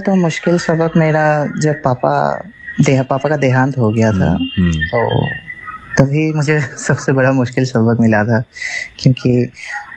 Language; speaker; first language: Hindi; non-native, local second language; Assamese